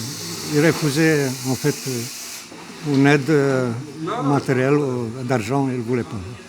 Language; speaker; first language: French; non-native, fluent; Romanian